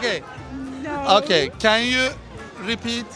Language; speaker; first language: English; non-native, learner; Turkish